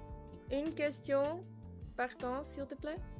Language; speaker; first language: French; non-native, learner; English